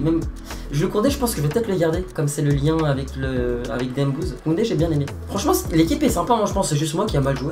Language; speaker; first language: French; native; French